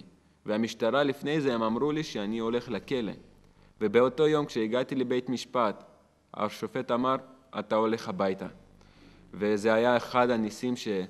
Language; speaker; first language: Hebrew; non-native, fluent; Russian